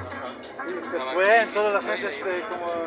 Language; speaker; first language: Spanish; non-native, learner; Hebrew